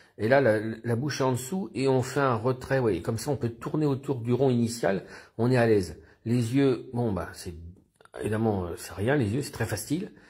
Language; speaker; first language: French; native; French